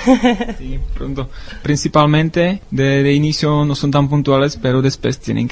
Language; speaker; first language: Spanish; non-native, learner; Czech